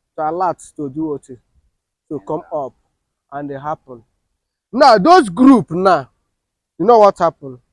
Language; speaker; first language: Nigerian Pidgin; non-native, local second language; Igbo